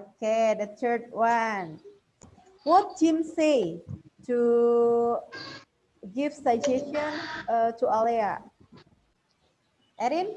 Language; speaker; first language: English; non-native, fluent; Indonesian